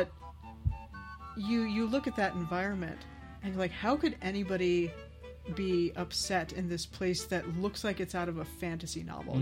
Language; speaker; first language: English; native; English